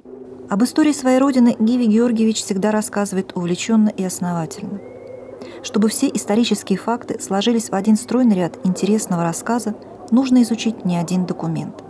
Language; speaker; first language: Russian; native; Russian